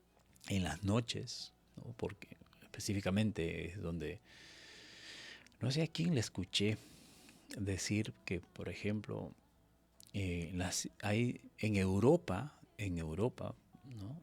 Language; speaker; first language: Spanish; native; Spanish